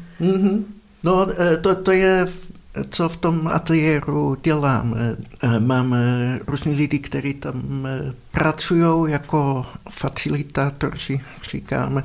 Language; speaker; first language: Czech; non-native, fluent; Dutch